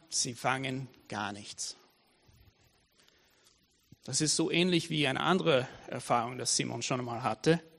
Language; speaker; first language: German; non-native, fluent; English